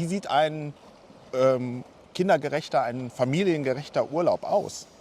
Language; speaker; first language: German; native; German